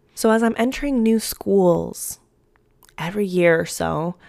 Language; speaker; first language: English; early bilingual, other home language; Spanish